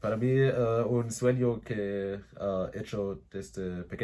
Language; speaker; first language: Spanish; non-native, learner; English